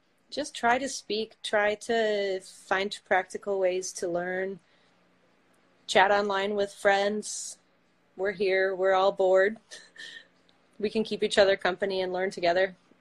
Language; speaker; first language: English; native; English